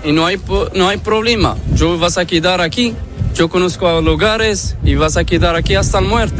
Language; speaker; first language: Spanish; non-native, learner; Arabic